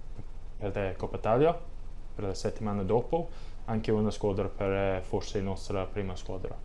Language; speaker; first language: Italian; non-native, learner; English